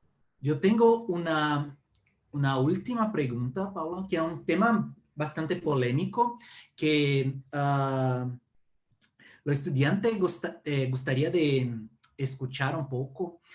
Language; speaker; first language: Spanish; non-native, fluent; Portuguese